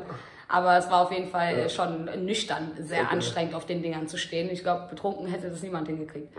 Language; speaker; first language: German; native; German